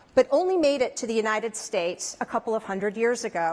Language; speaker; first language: English; native; English